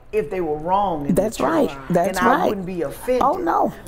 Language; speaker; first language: English; native; English